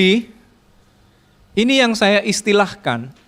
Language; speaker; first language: Indonesian; native; Indonesian